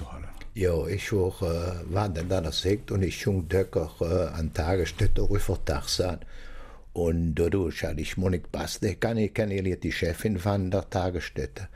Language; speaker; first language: German; native; German